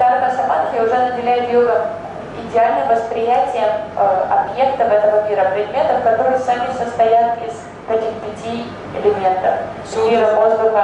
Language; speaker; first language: Russian; native; Russian